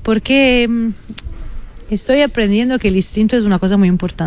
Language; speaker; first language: Spanish; non-native, fluent; Italian